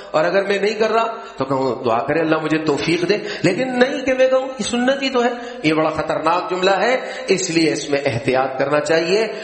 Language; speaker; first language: Urdu; native; Urdu